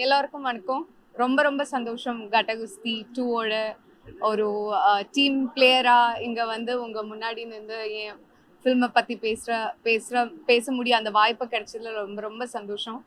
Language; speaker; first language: Tamil; non-native, fluent; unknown